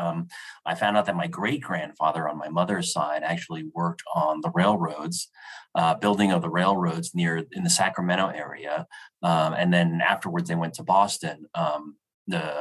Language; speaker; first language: English; native; English